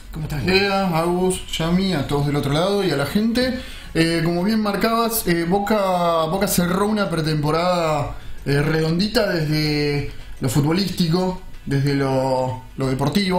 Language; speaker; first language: Spanish; native; Spanish